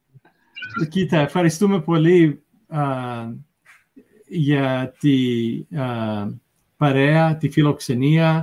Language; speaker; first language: Greek; early bilingual, heritage; English